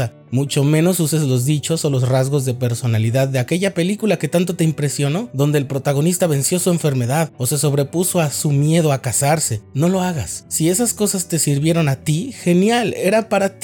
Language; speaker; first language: Spanish; native; Spanish